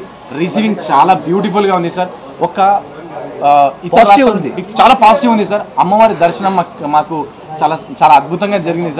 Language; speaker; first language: Telugu; native; Telugu